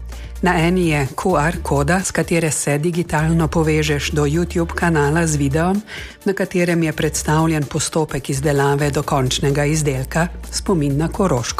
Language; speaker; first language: Slovenian; native; Slovenian